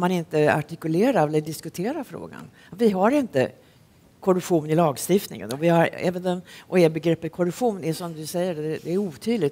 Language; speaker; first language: Swedish; native; Swedish